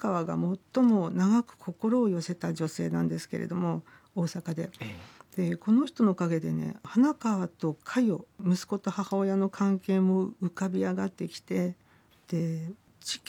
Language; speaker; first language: Japanese; native; Japanese